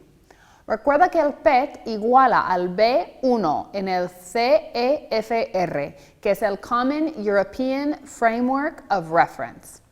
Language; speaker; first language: Spanish; non-native, fluent; English